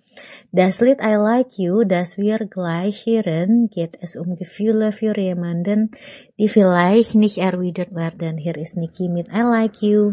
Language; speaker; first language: German; non-native, learner; Indonesian